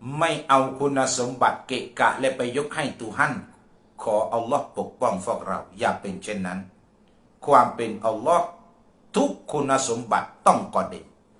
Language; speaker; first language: Thai; non-native, local second language; Malay